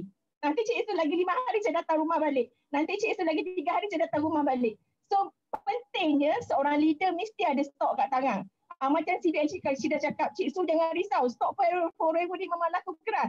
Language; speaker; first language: Malay; native; Malay